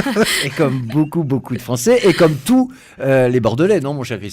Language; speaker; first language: French; native; French